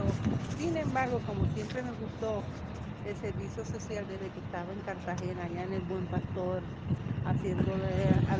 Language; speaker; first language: Spanish; native; Spanish